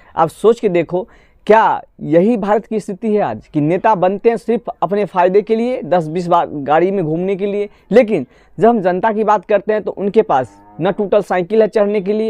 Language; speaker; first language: Hindi; non-native, local second language; Assamese